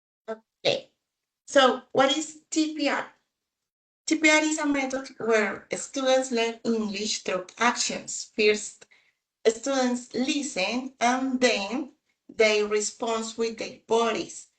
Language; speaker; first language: English; non-native, learner; Spanish